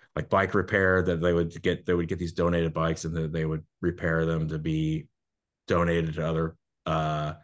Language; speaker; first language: English; native; English